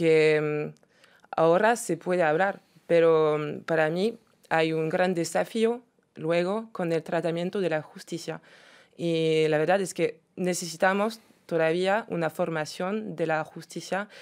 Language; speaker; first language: Spanish; non-native, fluent; French